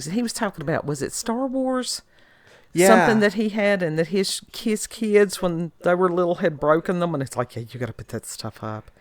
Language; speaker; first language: English; native; English